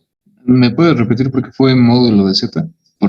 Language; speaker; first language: Spanish; native; Spanish